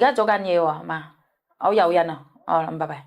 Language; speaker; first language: Malay; native; Malay